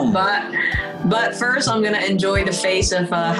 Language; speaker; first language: English; non-native, local second language; Filipino